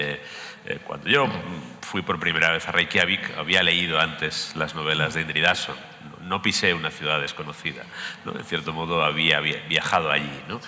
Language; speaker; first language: Spanish; native; Spanish